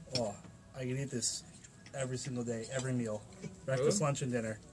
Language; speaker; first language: English; native; English